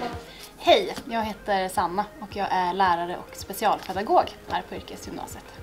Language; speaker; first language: Swedish; native; Swedish